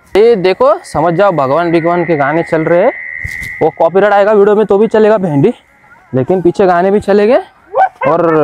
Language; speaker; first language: Hindi; non-native, local second language; Marathi